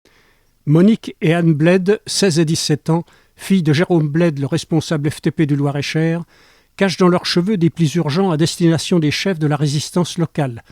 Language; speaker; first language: French; native; French